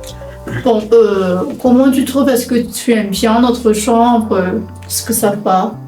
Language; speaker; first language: French; non-native, local second language; Malagasy